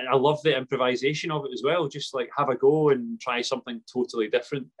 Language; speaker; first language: English; native; English